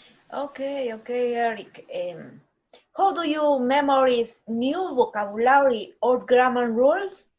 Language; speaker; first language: English; non-native, learner; Spanish